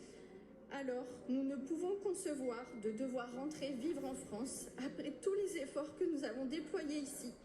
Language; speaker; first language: French; native; French